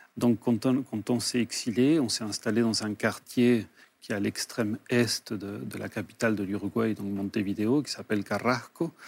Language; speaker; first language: French; early bilingual, other home language; Spanish